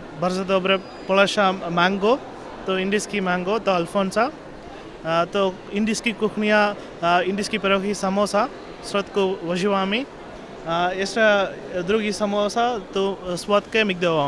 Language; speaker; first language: Polish; non-native, learner; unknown